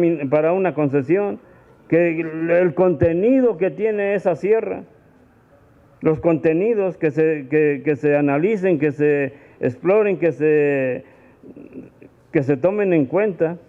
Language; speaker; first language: Spanish; native; Spanish